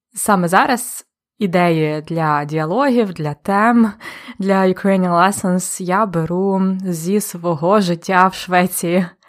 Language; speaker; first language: Ukrainian; native; Ukrainian